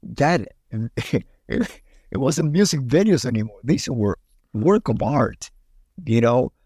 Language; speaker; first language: English; early bilingual, other home language; Spanish